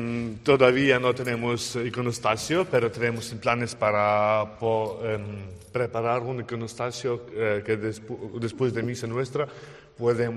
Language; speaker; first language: Spanish; non-native, learner; Ukrainian